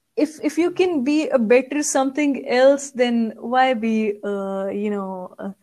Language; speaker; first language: English; non-native, local second language; Urdu